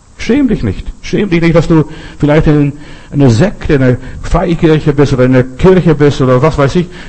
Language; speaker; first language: German; native; German